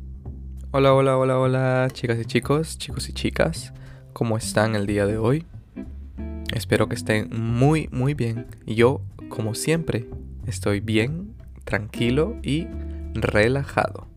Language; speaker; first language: Spanish; early bilingual, other home language; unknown